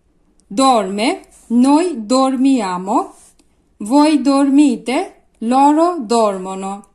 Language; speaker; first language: Italian; non-native, fluent; Bangla